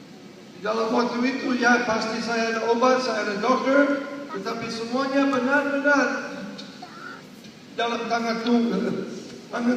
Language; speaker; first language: Indonesian; non-native, learner; English